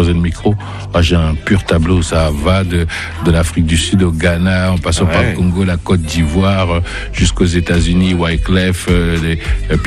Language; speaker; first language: French; native; French